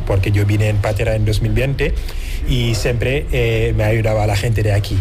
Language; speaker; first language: Spanish; non-native, fluent; Wolof